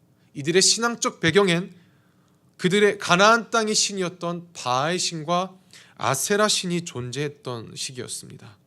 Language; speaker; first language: Korean; native; Korean